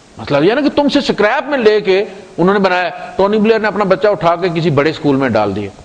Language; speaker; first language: Urdu; non-native, local second language; Punjabi